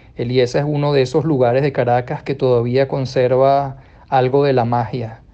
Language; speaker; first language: Spanish; native; Spanish